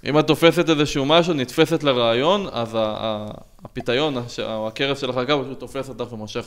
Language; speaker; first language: Hebrew; native; Hebrew